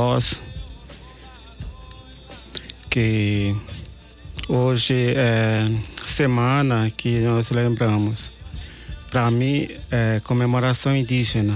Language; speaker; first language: Portuguese; non-native, local second language; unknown